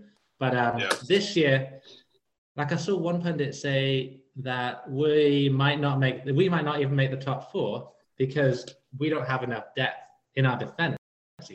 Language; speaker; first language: English; native; English